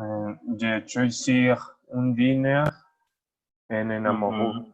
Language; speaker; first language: French; non-native, learner; Spanish